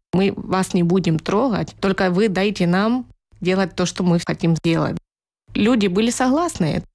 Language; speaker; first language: Russian; native; Russian